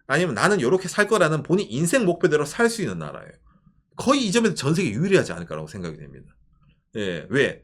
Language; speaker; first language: Korean; native; Korean